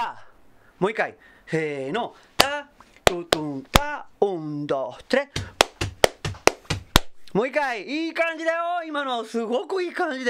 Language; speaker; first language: Japanese; non-native, fluent; Spanish